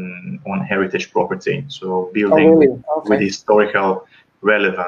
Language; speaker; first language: English; non-native, fluent; Italian